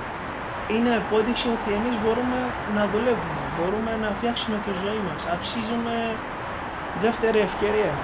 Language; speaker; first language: Greek; non-native, learner; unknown